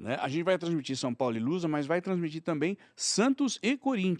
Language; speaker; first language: Portuguese; native; Portuguese